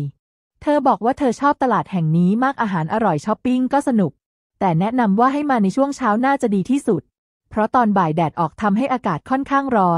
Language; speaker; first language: Thai; native; Thai